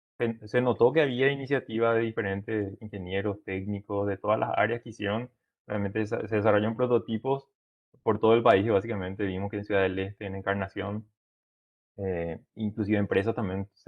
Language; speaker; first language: Spanish; native; Spanish